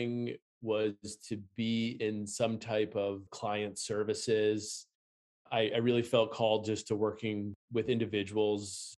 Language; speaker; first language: English; native; English